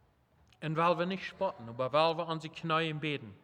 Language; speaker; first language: German; non-native, local second language; Plautdietsch